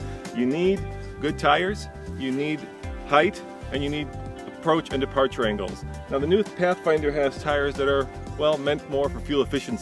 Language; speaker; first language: English; native; English